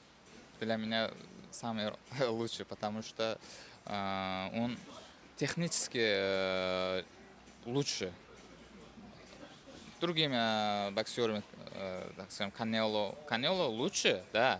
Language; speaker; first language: Russian; non-native, fluent; Uzbek